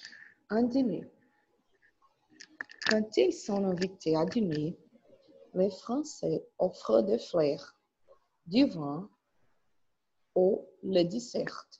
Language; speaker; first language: French; non-native, learner; Portuguese